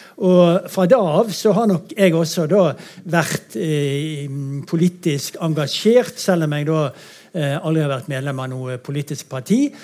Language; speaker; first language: Norwegian; native; Norwegian